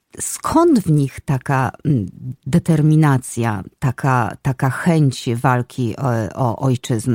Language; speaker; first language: Polish; native; Polish